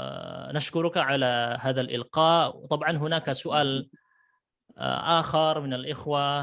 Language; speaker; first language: Arabic; non-native, fluent; Indonesian